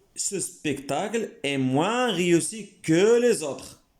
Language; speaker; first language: French; non-native, local second language; Arabic